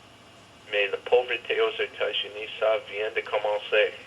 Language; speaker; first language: French; non-native, learner; English